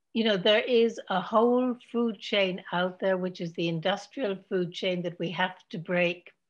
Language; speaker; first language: English; native; English